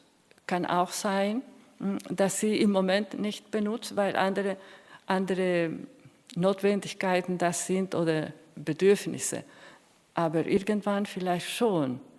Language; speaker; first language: German; non-native, fluent; Spanish